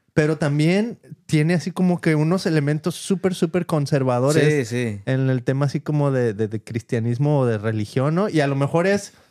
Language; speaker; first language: Spanish; native; Spanish